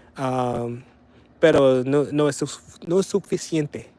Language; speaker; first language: Spanish; non-native, learner; English